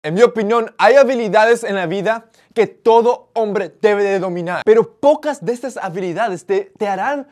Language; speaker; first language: Spanish; early bilingual, heritage; Spanish